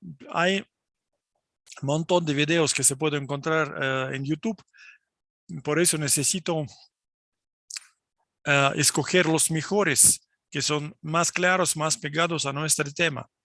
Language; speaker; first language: Spanish; non-native, fluent; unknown